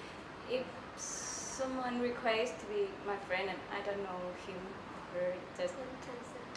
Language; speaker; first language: English; non-native, learner; Thai